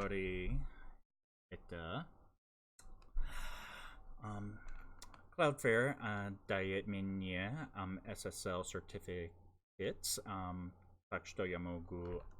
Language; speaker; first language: Russian; non-native, learner; English